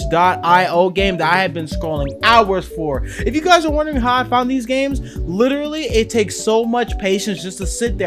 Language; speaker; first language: English; native; English